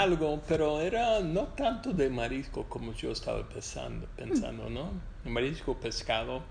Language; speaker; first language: Spanish; non-native, fluent; English